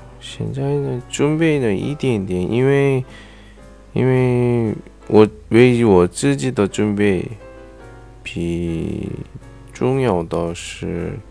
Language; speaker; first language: Chinese; non-native, learner; Korean